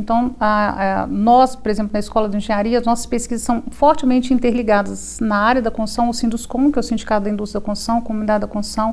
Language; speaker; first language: Portuguese; native; Portuguese